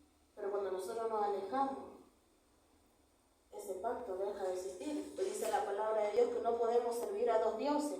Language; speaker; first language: Spanish; native; Spanish